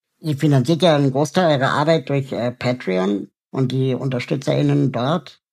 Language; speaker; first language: German; native; German